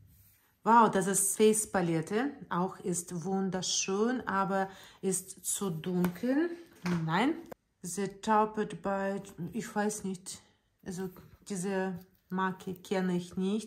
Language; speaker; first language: German; non-native, learner; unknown